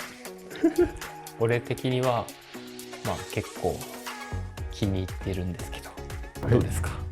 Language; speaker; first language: Japanese; native; Japanese